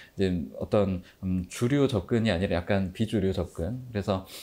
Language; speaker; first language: Korean; native; Korean